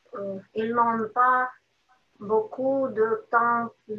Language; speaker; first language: French; non-native, learner; Russian